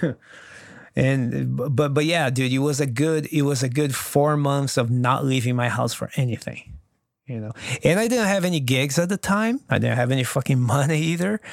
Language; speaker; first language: English; non-native, fluent; Portuguese